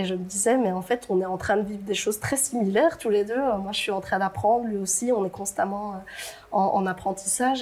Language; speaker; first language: French; native; French